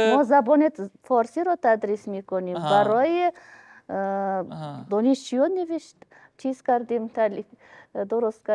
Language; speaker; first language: Persian; non-native, fluent; Kazakh